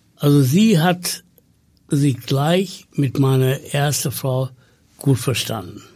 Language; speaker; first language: German; non-native, fluent; Tamil